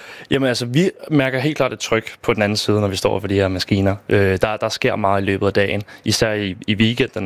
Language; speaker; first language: Danish; native; Danish